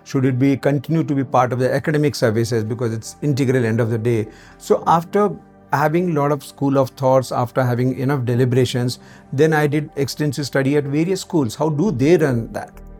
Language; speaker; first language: English; non-native, local second language; Marathi